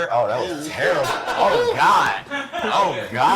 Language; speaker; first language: English; native; English